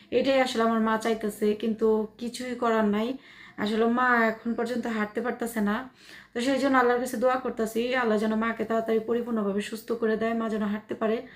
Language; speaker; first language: Bangla; native; Bangla